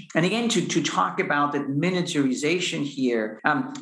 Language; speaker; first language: English; non-native, fluent; German